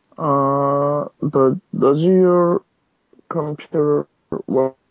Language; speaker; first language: English; non-native, learner; Korean